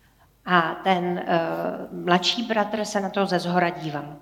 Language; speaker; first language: Czech; native; Czech